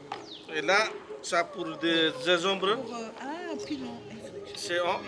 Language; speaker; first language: French; non-native, learner; Hindi